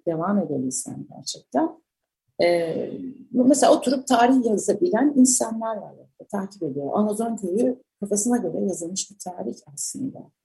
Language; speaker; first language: Turkish; native; Turkish